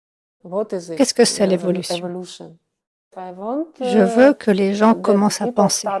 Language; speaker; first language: French; non-native, fluent; Ukrainian